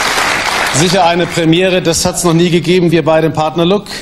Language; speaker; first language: German; native; German